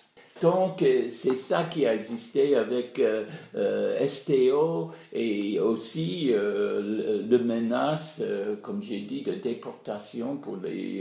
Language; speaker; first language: French; non-native, fluent; English